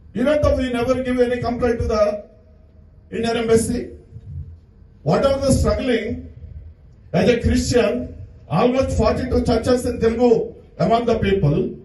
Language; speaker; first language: English; non-native, local second language; Telugu